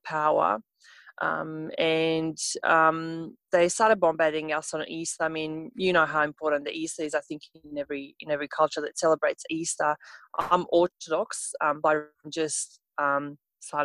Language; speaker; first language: English; non-native, fluent; Serbian